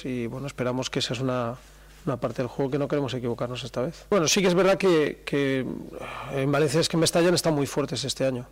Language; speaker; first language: Spanish; native; Spanish